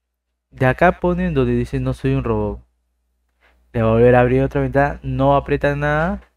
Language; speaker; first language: Spanish; native; Spanish